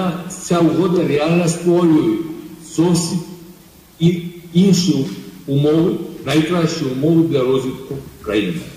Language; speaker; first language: Ukrainian; non-native, fluent; Georgian